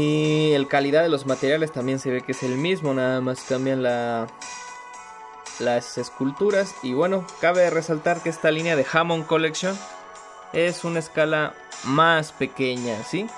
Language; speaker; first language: Spanish; native; Spanish